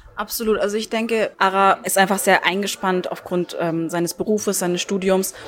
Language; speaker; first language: German; early bilingual, other home language; Turkish